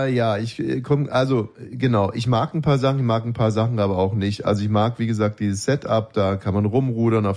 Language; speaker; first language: German; native; German